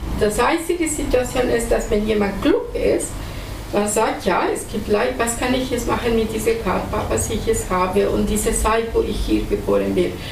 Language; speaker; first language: German; non-native, fluent; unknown